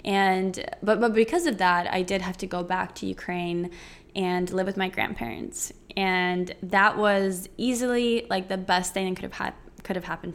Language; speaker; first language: English; early bilingual, other home language; Ukrainian